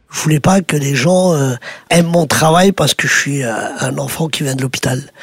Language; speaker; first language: French; early bilingual, other home language; Arabic